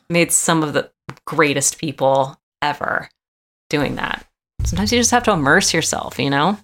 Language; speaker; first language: English; native; English